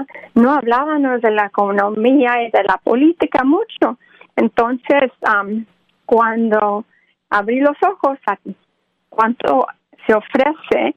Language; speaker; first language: Spanish; early bilingual, other home language; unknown